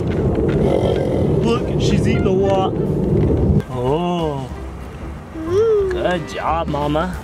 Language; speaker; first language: English; native; English